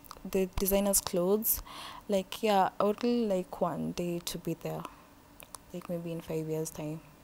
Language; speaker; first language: English; non-native, local second language; Swahili